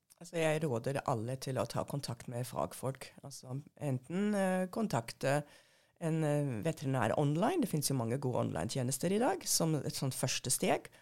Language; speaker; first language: Norwegian; non-native, fluent; German